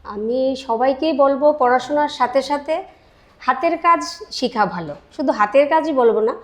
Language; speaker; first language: Bangla; native; Bangla